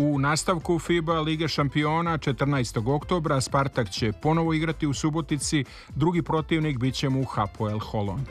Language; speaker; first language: Serbian; native; Serbian